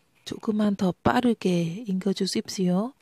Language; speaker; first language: Korean; non-native, learner; Vietnamese